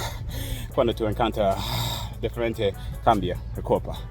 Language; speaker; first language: Spanish; non-native, learner; English